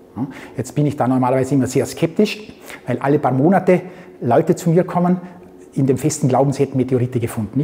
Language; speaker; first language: German; native; German